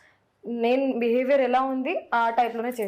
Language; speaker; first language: Telugu; non-native, learner; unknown